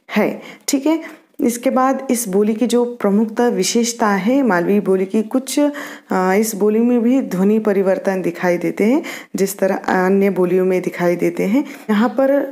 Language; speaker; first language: Hindi; non-native, local second language; Marathi